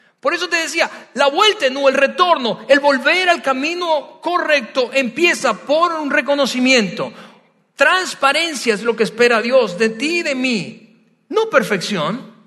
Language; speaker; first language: Spanish; native; Spanish